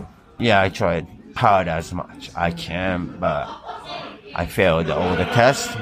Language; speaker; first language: English; non-native, fluent; Japanese